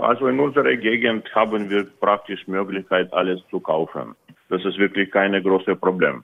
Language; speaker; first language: German; non-native, fluent; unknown